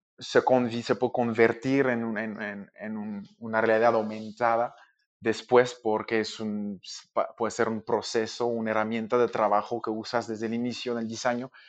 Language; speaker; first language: Spanish; non-native, fluent; French